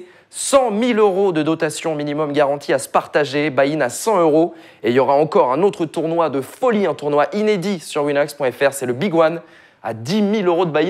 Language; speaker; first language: French; native; French